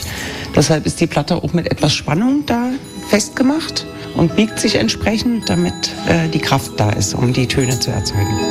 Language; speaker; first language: German; native; German